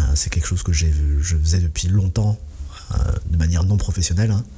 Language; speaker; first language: French; native; French